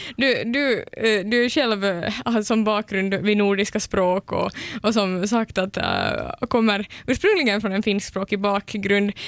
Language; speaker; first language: Swedish; native; Swedish